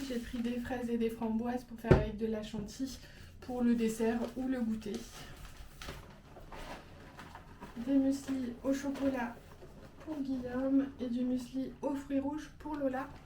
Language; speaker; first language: French; native; French